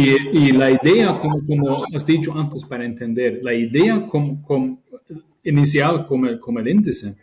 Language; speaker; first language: Spanish; non-native, fluent; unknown